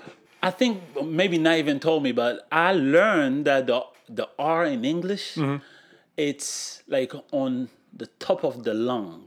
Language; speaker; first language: English; non-native, fluent; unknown